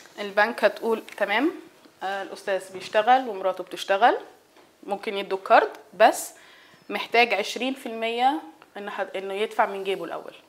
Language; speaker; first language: German; non-native, learner; Arabic